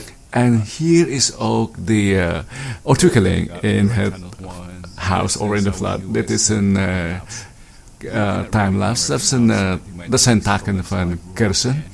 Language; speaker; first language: Dutch; non-native, learner; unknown